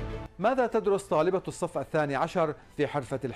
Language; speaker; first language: Arabic; native; Arabic